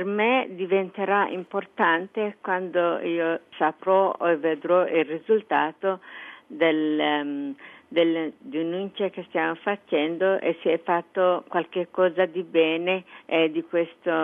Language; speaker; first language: Italian; non-native, fluent; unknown